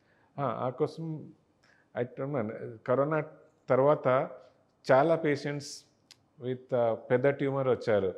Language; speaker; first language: Telugu; non-native, learner; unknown